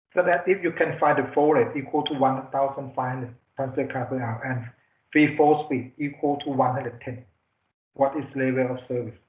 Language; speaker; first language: English; non-native, fluent; Thai